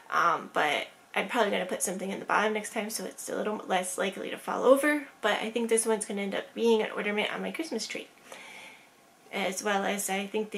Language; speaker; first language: English; native; English